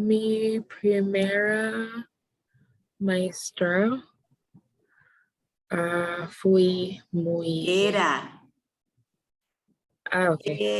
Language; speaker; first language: Spanish; non-native, learner; English